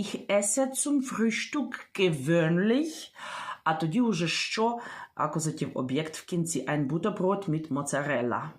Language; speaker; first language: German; non-native, fluent; Ukrainian